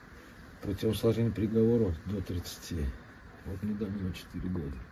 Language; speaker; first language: Russian; native; Russian